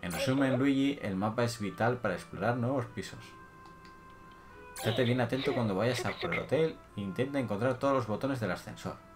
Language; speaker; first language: Spanish; native; Spanish